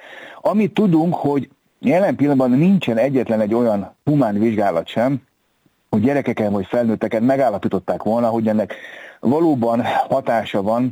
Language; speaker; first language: Hungarian; native; Hungarian